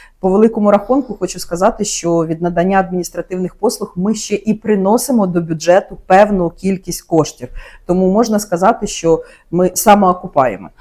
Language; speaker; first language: Ukrainian; native; Ukrainian